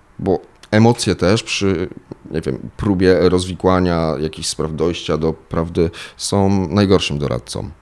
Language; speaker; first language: Polish; native; Polish